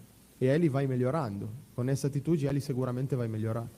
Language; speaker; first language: Portuguese; non-native, fluent; Italian